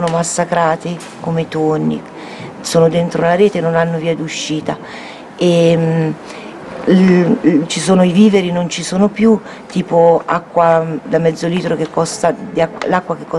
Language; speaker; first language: Italian; native; Italian